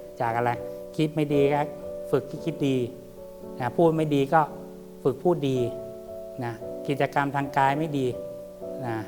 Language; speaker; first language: Thai; native; Thai